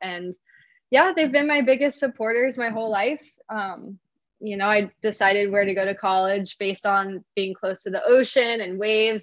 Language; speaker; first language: English; native; English